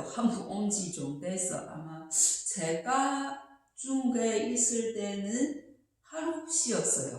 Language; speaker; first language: Korean; non-native, fluent; Chinese